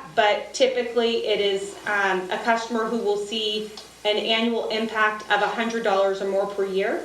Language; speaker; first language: English; native; English